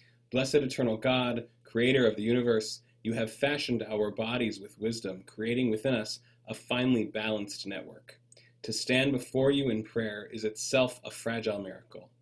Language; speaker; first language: English; native; English